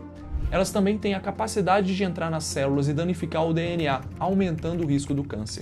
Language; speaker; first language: Portuguese; native; Portuguese